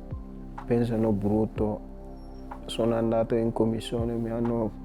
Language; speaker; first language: Italian; non-native, learner; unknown